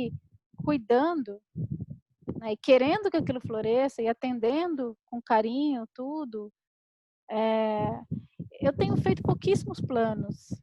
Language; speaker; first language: Portuguese; native; Portuguese